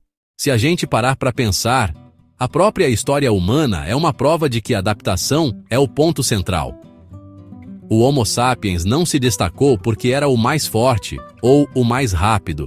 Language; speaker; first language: Portuguese; native; Portuguese